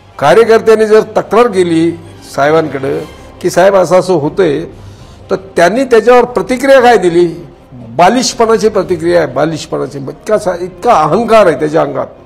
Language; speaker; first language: Marathi; native; Marathi